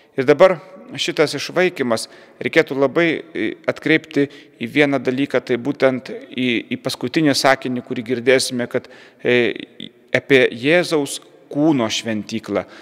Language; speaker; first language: Lithuanian; native; Lithuanian